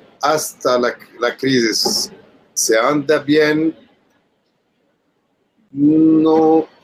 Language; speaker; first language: Spanish; non-native, learner; Arabic